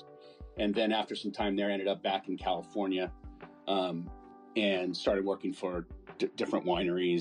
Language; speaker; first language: English; native; English